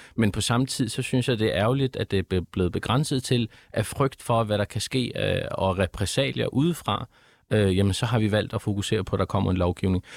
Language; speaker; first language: Danish; early bilingual, other home language; Arabic